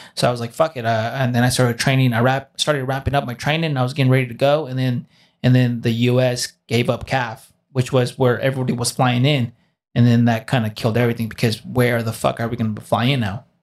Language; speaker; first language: English; early bilingual, other home language; Spanish